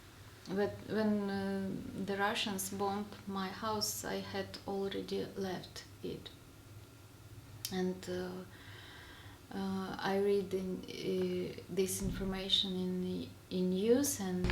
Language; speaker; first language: English; non-native, learner; Russian